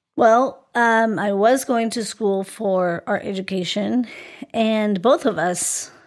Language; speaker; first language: English; early bilingual, other home language; Spanish